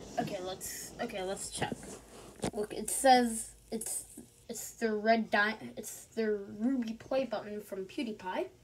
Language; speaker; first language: English; native; English